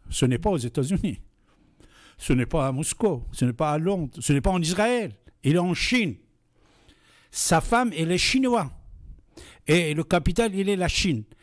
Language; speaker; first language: French; non-native, fluent; Persian